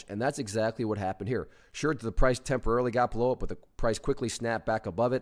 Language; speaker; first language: English; native; English